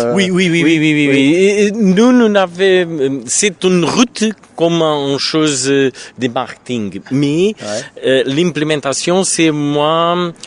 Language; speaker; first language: French; non-native, learner; Portuguese